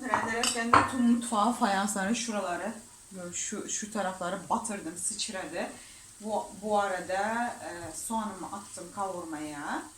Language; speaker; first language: Turkish; non-native, fluent; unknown